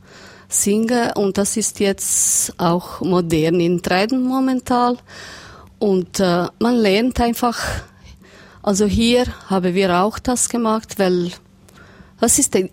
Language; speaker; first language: German; non-native, learner; Serbian